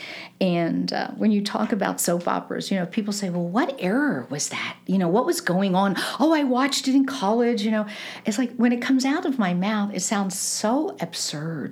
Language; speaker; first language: English; native; English